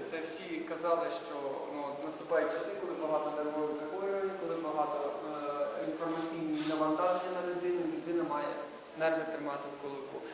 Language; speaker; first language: Ukrainian; native; Ukrainian